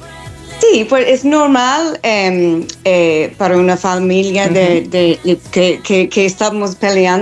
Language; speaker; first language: Spanish; non-native, learner; English